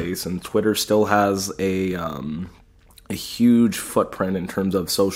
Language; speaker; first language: English; native; English